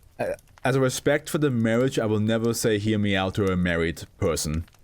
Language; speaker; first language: English; non-native, fluent; German